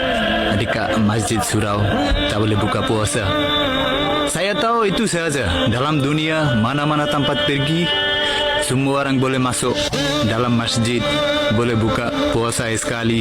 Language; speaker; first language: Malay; non-native, learner; Bangla